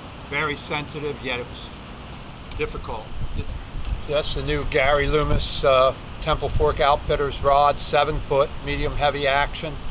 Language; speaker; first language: English; native; English